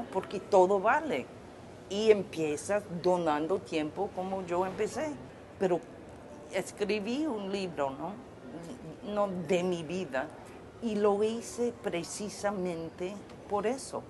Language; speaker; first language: Spanish; non-native, fluent; English